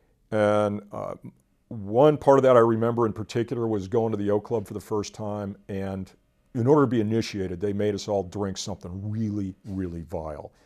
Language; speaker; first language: English; native; English